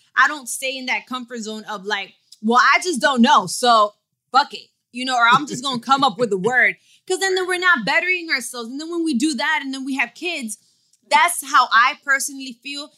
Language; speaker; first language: English; early bilingual, other home language; Spanish